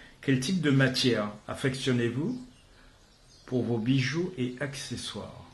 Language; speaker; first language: French; native; French